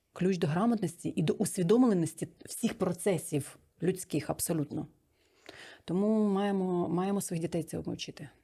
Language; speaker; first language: Ukrainian; native; Ukrainian